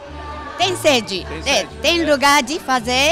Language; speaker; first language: Portuguese; non-native, learner; Japanese